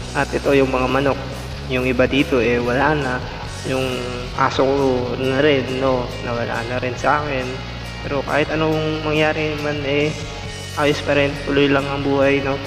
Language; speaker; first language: Filipino; non-native, local second language; Iloko